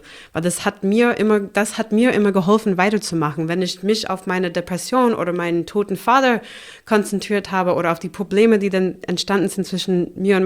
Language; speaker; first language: German; non-native, fluent; English